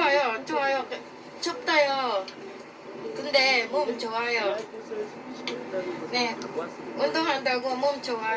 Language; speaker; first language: Korean; non-native, learner; Filipino